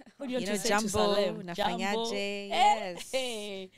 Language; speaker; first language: English; early bilingual, other home language; Amharic